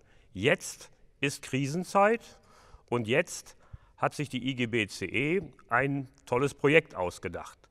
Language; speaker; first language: German; native; German